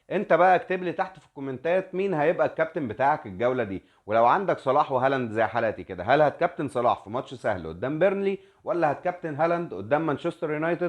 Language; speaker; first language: Arabic; native; Arabic